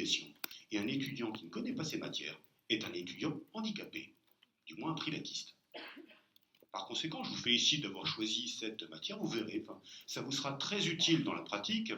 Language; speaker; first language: French; native; French